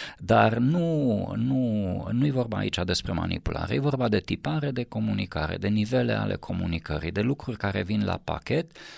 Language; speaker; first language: Romanian; non-native, local second language; Hungarian